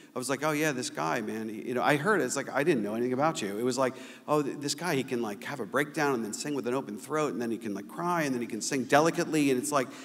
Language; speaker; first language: English; native; English